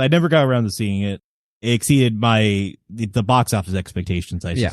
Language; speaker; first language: English; native; English